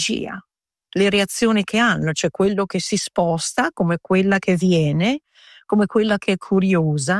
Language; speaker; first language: Italian; early bilingual, heritage; Italian